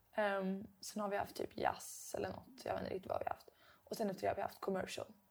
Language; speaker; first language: Swedish; native; Swedish